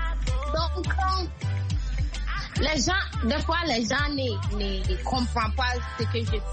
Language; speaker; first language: French; non-native, learner; Akan